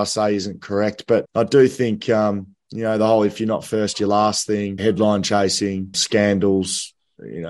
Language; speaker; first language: English; native; English